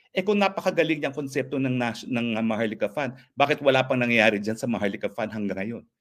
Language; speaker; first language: Filipino; native; Filipino